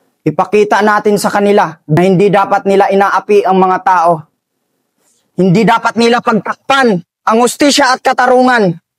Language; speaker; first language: Filipino; native; Filipino